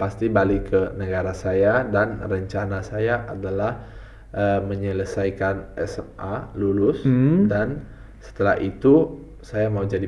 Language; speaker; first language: Indonesian; non-native, fluent; Italian